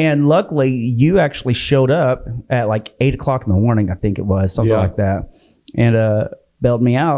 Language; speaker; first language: English; native; English